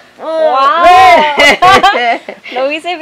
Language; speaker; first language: Spanish; non-native, fluent; English